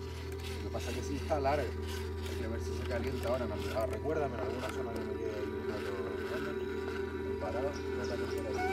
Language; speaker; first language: Spanish; native; Spanish